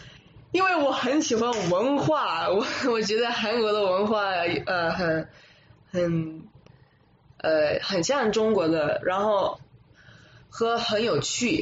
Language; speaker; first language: Chinese; early bilingual, other home language; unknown